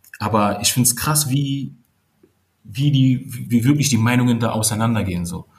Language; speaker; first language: German; early bilingual, other home language; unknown